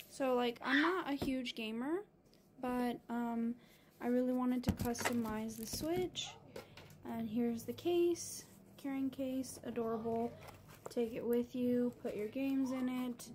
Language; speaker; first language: English; native; English